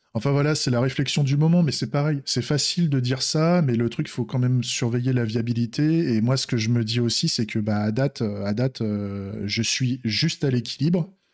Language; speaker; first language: French; native; French